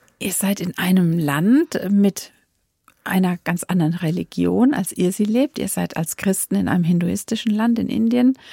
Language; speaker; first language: German; native; German